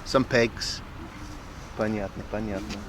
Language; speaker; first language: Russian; non-native, learner; English